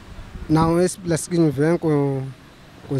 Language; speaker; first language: Portuguese; non-native, local second language; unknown